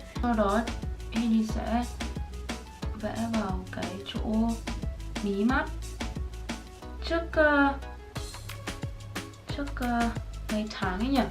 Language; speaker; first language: Vietnamese; early bilingual, heritage; Vietnamese